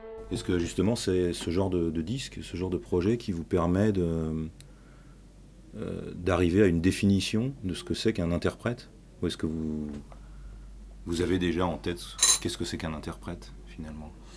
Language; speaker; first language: French; native; French